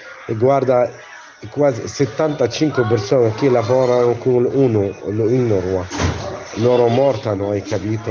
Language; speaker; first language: Italian; non-native, learner; Arabic